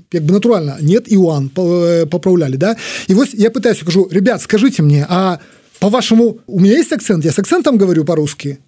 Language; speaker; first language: Belarusian; native; Belarusian